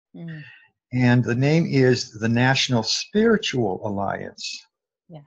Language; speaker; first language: English; native; English